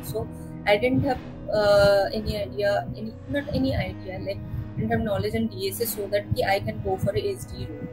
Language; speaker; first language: English; non-native, local second language; Bangla